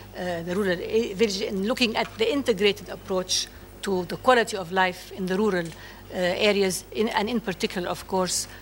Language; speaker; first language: English; non-native, fluent; Arabic